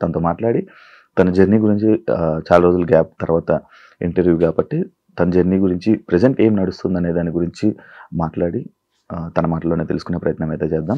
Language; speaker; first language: Telugu; native; Telugu